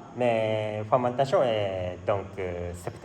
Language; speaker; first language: French; non-native, learner; Japanese